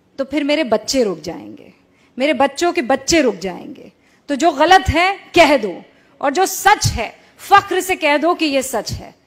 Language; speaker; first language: Hindi; native; Hindi